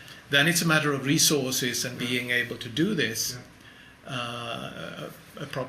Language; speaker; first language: English; non-native, fluent; Swedish